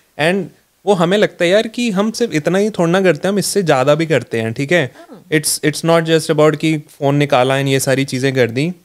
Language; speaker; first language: Hindi; native; Hindi